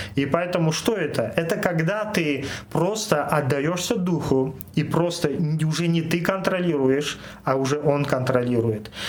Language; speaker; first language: Russian; non-native, local second language; Armenian